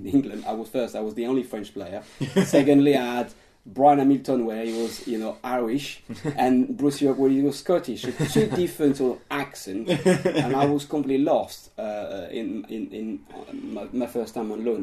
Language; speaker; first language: English; non-native, fluent; French